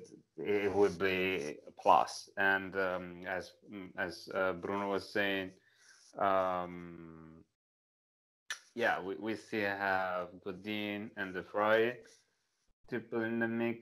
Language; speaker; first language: English; non-native, fluent; Italian